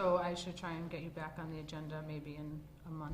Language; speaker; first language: English; native; English